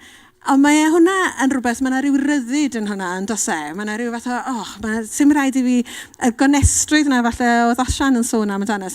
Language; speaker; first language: Welsh; native; Welsh